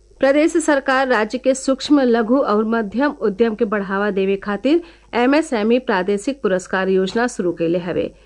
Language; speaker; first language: Bhojpuri; native; Bhojpuri